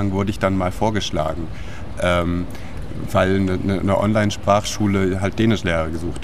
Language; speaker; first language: German; native; German